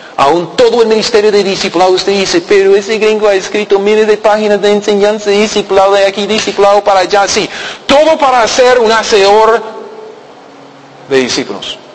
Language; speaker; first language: Spanish; non-native, learner; English